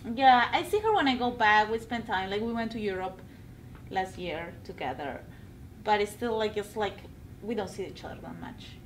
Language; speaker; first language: English; non-native, fluent; Spanish